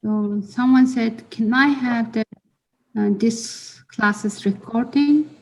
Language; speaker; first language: English; non-native, learner; Mongolian